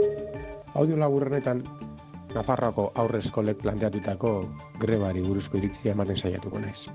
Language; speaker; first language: Basque; native; Basque